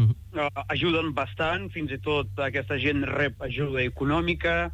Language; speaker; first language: Catalan; non-native, fluent; Ukrainian